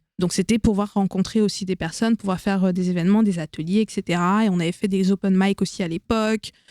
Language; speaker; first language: French; native; French